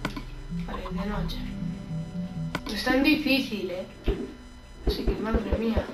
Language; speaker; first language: Spanish; native; Spanish